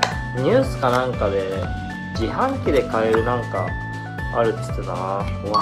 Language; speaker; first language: Japanese; native; Japanese